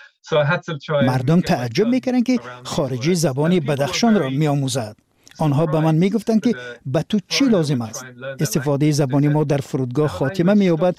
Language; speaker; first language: Persian; non-native, fluent; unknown